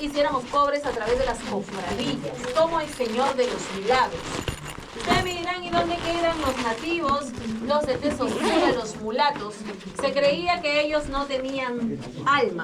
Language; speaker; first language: Spanish; native; Spanish